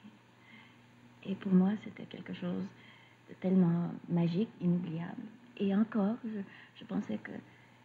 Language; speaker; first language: French; early bilingual, other home language; Russian